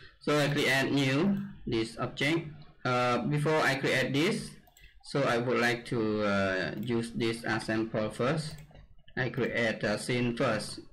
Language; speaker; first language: English; non-native, learner; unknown